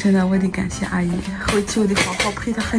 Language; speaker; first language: Chinese; non-native, fluent; French